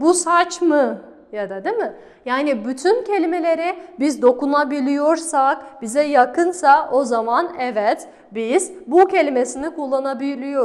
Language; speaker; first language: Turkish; non-native, fluent; Kazakh